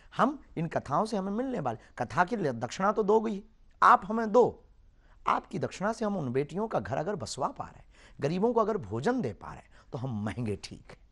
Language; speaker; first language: Hindi; native; Hindi